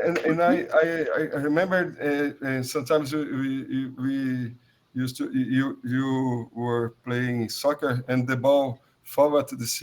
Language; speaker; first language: English; non-native, learner; Portuguese